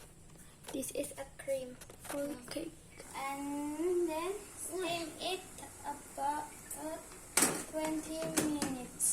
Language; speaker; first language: English; non-native, learner; Indonesian